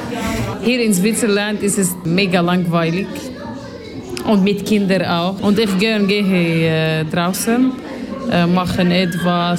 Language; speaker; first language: German; non-native, learner; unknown